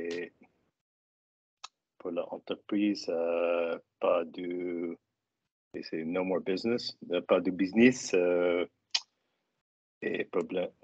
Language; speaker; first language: French; non-native, learner; English